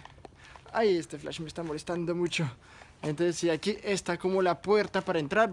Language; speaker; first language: Spanish; non-native, fluent; French